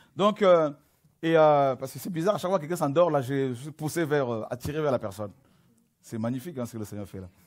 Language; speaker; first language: French; non-native, local second language; Lingala